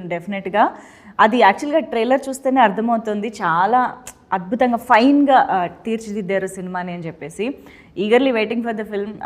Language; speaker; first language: Telugu; native; Telugu